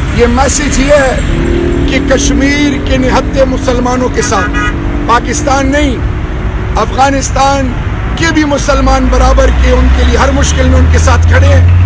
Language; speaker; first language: Urdu; non-native, local second language; Pashto